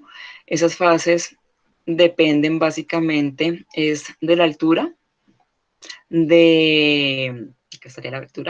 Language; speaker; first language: Spanish; native; Spanish